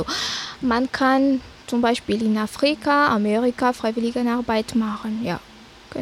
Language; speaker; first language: German; non-native, fluent; Malagasy